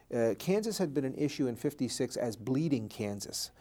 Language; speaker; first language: English; native; English